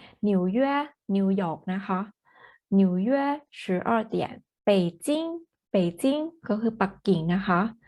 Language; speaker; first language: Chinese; non-native, fluent; Thai